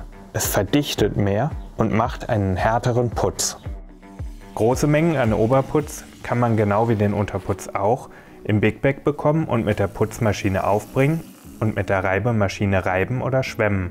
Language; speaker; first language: German; native; German